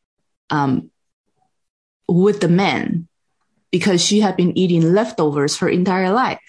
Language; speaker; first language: English; non-native, fluent; Chinese